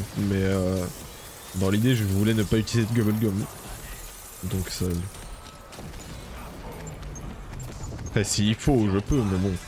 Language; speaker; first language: French; native; French